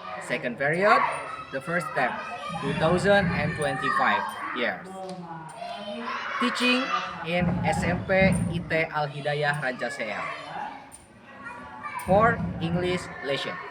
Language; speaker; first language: English; non-native, learner; Indonesian